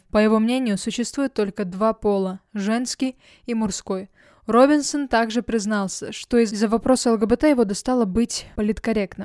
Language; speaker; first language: Russian; native; Russian